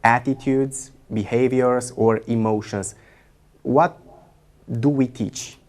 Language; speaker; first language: English; non-native, fluent; Romanian